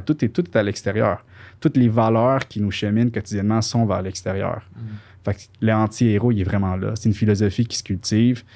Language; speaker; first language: French; early bilingual, other home language; Spanish